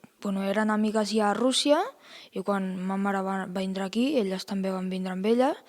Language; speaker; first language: Catalan; early bilingual, heritage; Russian